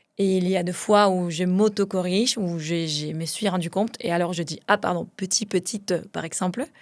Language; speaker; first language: French; non-native, fluent; Spanish